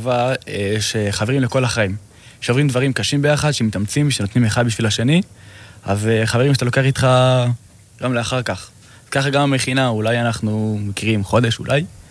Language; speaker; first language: Hebrew; native; Hebrew